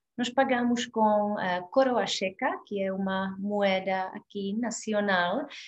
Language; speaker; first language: Portuguese; non-native, fluent; Czech